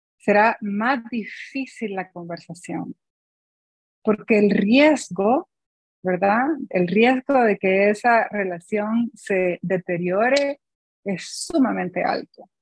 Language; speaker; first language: Spanish; native; Spanish